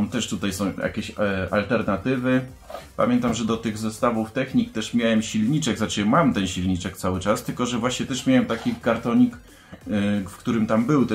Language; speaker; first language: Polish; native; Polish